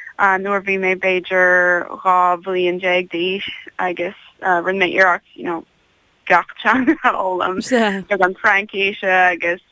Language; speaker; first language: Irish; non-native, learner; English